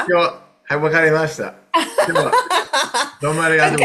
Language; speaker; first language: Japanese; non-native, fluent; English